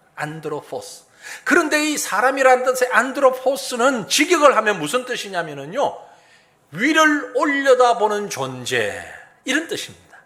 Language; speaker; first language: Korean; native; Korean